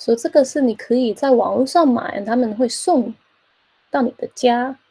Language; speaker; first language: Chinese; early bilingual, heritage; Chinese